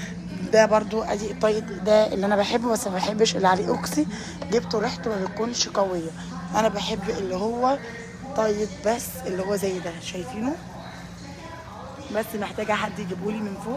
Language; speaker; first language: Arabic; native; Arabic